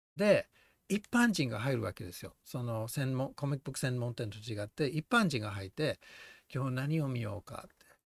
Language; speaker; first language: Japanese; non-native, fluent; English